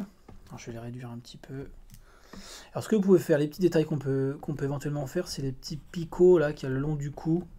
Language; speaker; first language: French; native; French